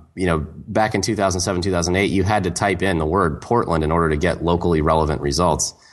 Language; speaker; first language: English; native; English